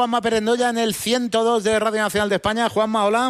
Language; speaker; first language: Spanish; native; Spanish